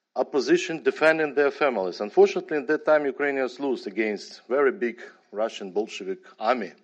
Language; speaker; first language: English; non-native, fluent; Ukrainian